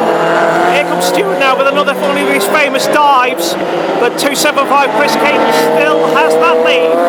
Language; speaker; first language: English; native; English